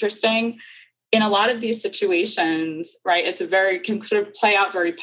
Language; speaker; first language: English; native; English